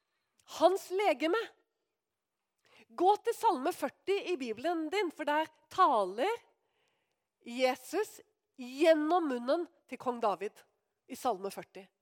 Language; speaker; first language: Norwegian; native; Norwegian